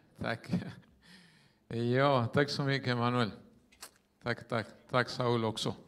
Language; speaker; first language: Swedish; non-native, fluent; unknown